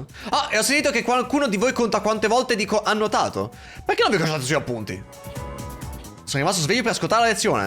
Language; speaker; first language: Italian; native; Italian